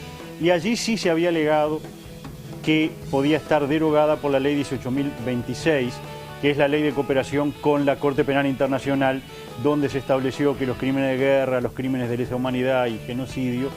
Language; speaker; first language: Spanish; native; Spanish